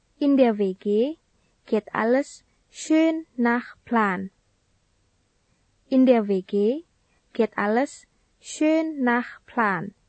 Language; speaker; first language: German; non-native, fluent; Indonesian